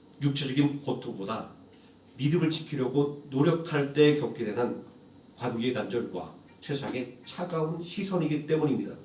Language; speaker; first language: Korean; native; Korean